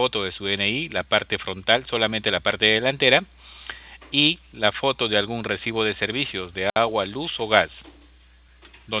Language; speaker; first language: Spanish; native; Spanish